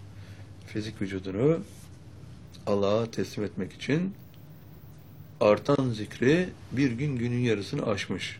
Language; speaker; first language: Turkish; native; Turkish